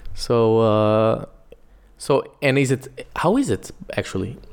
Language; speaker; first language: English; non-native, fluent; Portuguese